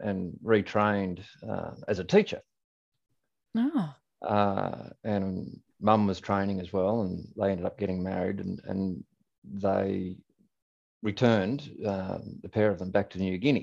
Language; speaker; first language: English; native; English